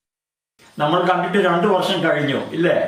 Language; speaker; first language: Malayalam; native; Malayalam